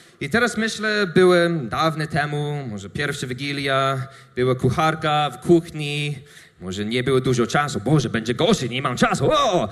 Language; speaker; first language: Polish; non-native, learner; English